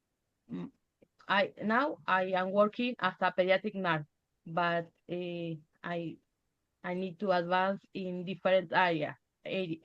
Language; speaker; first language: English; non-native, learner; Spanish